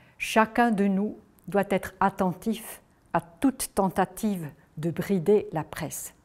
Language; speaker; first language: French; non-native, local second language; German